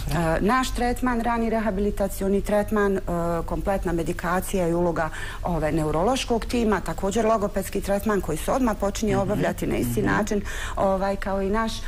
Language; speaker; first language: Bosnian; native; Bosnian